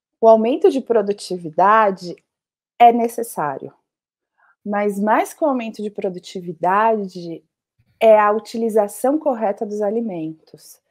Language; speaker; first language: Portuguese; native; Portuguese